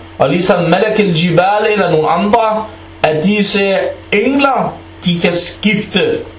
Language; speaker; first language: Danish; early bilingual, other home language; Arabic